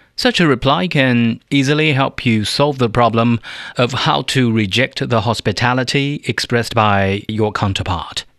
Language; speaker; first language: English; non-native, fluent; Chinese